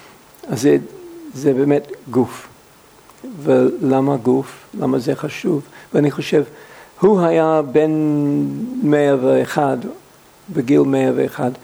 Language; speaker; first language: Hebrew; non-native, fluent; English